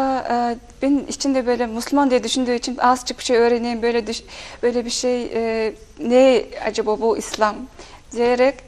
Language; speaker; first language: Turkish; non-native, fluent; Mongolian